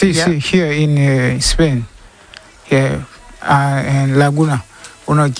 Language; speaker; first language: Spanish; non-native, learner; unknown